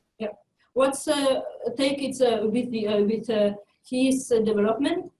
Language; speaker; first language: English; non-native, fluent; French